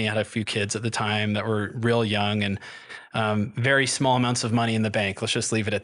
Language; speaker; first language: English; native; English